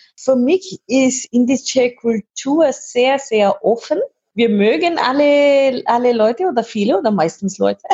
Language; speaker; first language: German; non-native, learner; Hindi